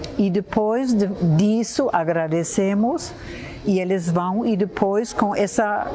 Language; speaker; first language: Portuguese; non-native, fluent; German